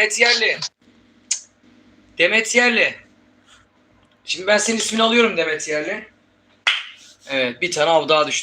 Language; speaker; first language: Turkish; native; Turkish